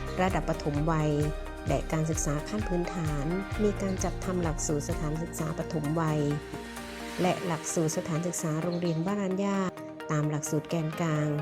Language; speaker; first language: Thai; native; Thai